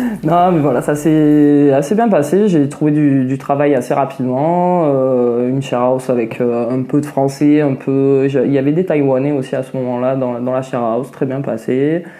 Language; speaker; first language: French; native; French